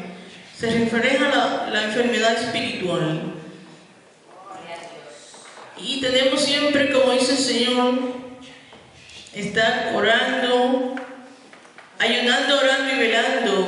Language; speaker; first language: Spanish; native; Spanish